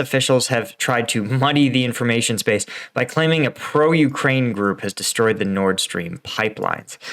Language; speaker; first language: English; native; English